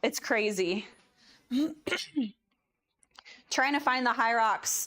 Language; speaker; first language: English; native; English